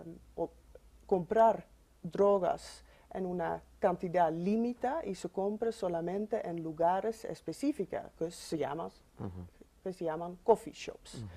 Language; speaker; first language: Spanish; non-native, fluent; Dutch